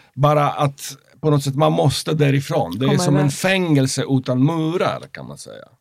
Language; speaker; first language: Swedish; non-native, fluent; Polish